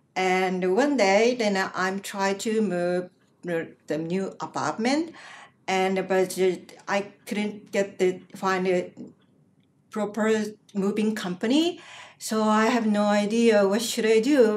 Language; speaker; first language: English; non-native, learner; Japanese